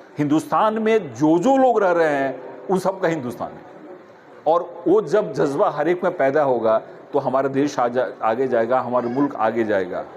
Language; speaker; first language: Hindi; native; Hindi